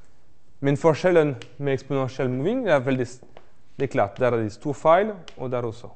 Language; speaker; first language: Norwegian; non-native, fluent; French